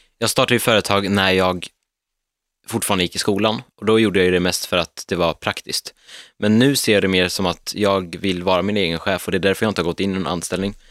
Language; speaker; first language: Swedish; native; Swedish